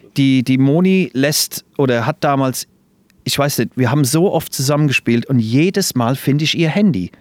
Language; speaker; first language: German; non-native, fluent; English